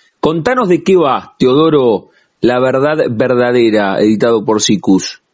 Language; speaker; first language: Spanish; native; Spanish